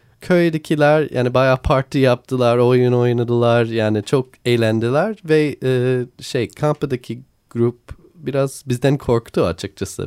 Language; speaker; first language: Turkish; non-native, learner; English